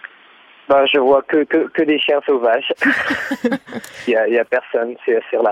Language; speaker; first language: French; non-native, fluent; Burmese